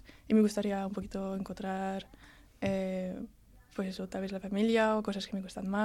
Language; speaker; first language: Spanish; early bilingual, heritage; French